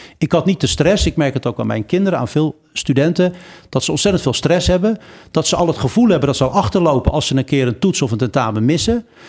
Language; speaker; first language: Dutch; early bilingual, other home language; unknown